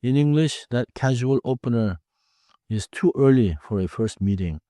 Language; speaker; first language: English; non-native, fluent; Korean